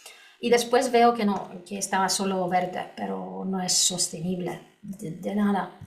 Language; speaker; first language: Spanish; non-native, learner; Polish